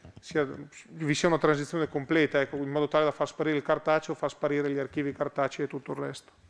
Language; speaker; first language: Italian; native; Italian